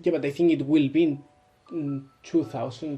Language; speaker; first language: English; non-native, learner; Spanish